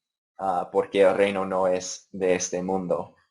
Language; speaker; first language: Spanish; non-native, fluent; English